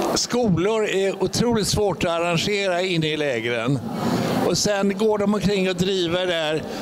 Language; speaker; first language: Swedish; native; Swedish